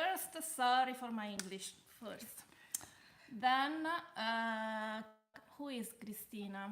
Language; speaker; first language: English; non-native, learner; Italian